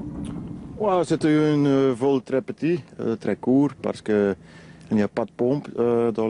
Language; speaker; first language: French; non-native, learner; Dutch